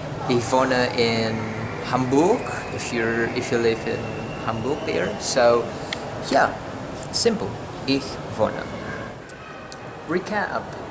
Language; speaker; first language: German; non-native, learner; Indonesian